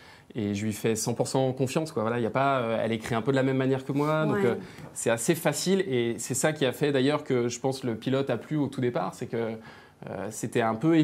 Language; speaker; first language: French; native; French